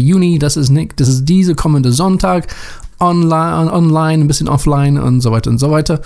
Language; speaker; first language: German; non-native, learner; English